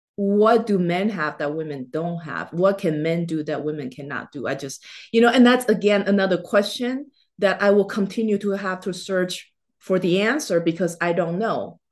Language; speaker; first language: English; non-native, fluent; Chinese